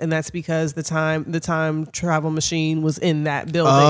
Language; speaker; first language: English; native; English